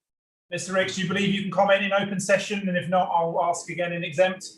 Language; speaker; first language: English; native; English